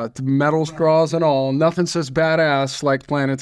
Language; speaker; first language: English; native; English